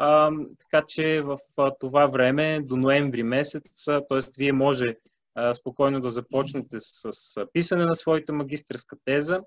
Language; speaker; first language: Bulgarian; native; Bulgarian